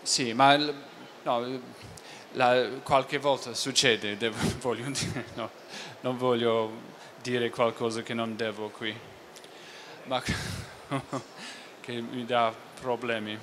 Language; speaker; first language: Italian; non-native, fluent; English